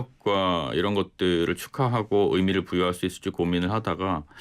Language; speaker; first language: Korean; native; Korean